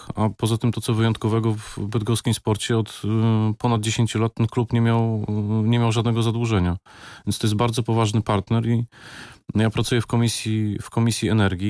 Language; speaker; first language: Polish; native; Polish